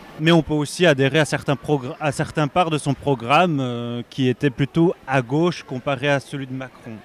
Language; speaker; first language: French; native; French